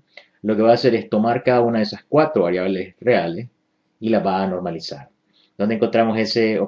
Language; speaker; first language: Spanish; native; Spanish